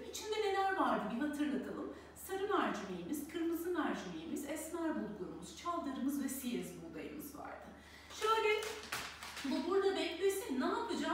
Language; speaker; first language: Turkish; native; Turkish